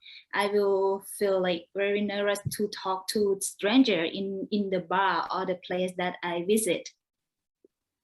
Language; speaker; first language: English; non-native, learner; Thai